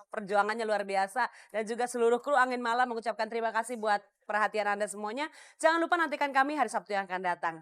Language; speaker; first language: Indonesian; native; Indonesian